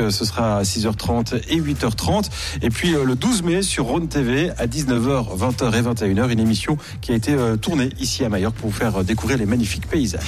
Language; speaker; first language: French; native; French